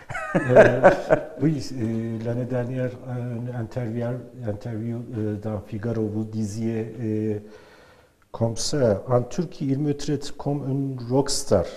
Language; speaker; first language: French; non-native, learner; Turkish